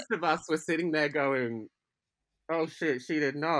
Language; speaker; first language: English; native; English